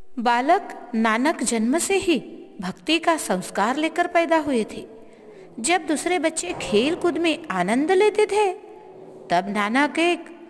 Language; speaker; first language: Hindi; non-native, local second language; Marathi